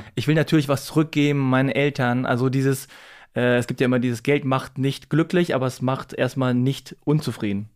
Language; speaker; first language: German; native; German